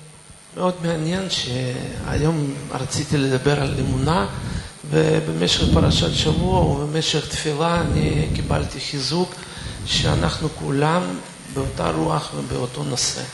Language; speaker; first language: Hebrew; non-native, fluent; Russian